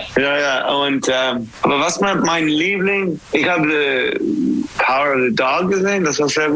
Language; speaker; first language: German; non-native, learner; English